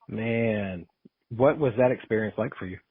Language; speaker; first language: English; native; English